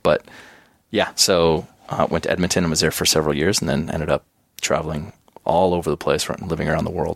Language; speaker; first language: English; native; English